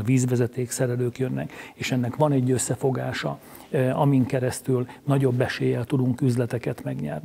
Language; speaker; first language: Hungarian; native; Hungarian